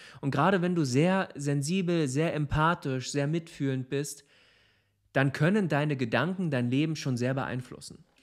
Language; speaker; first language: German; native; German